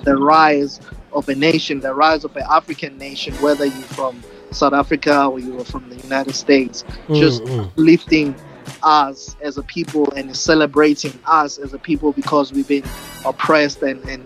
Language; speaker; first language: English; non-native, local second language; Zulu